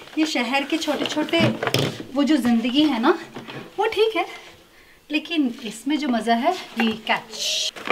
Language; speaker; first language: Hindi; native; Hindi